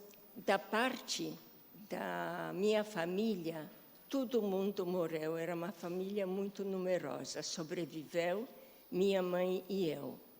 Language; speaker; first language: Portuguese; non-native, fluent; Polish